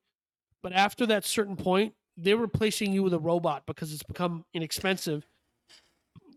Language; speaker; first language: English; native; English